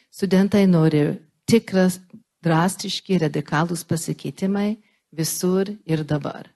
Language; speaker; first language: Lithuanian; early bilingual, heritage; Lithuanian